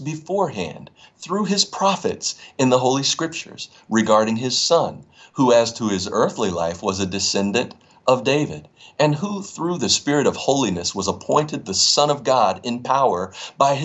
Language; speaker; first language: English; native; English